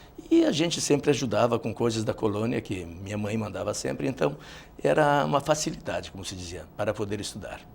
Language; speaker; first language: Portuguese; native; Portuguese